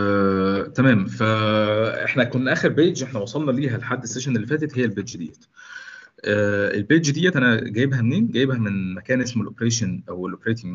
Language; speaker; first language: Arabic; native; Arabic